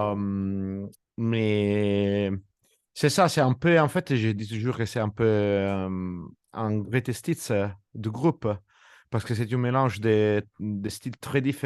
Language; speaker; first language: French; non-native, fluent; Italian